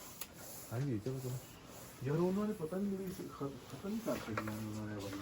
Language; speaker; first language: Hindi; non-native, local second language; Punjabi